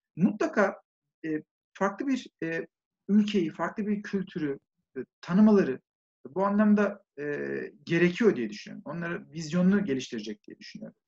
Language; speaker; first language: Turkish; native; Turkish